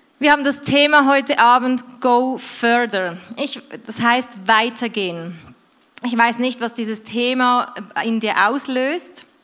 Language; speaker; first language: German; native; German